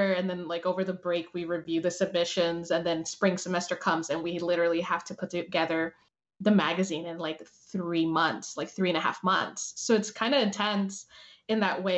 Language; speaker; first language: English; early bilingual, other home language; Spanish